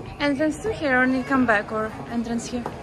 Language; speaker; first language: English; non-native, learner; Russian